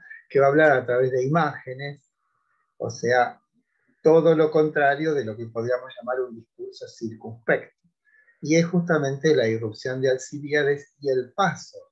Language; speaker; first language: Spanish; native; Spanish